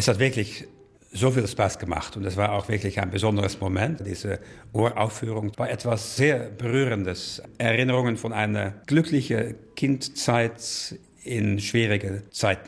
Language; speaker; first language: German; non-native, fluent; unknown